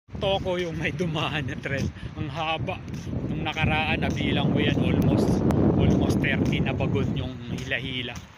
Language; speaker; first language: Filipino; native; Filipino